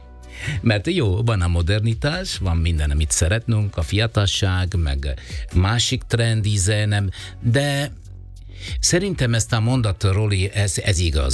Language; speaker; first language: Hungarian; non-native, fluent; Italian